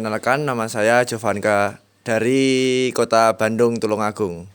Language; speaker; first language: Indonesian; non-native, local second language; Javanese